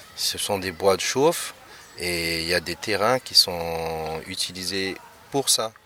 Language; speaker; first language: French; non-native, local second language; Malagasy